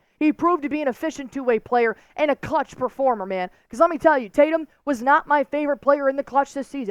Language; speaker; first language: English; native; English